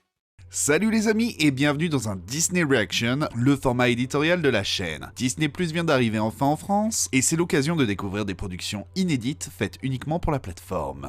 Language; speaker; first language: French; native; French